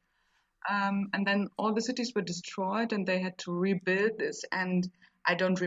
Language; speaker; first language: English; non-native, fluent; German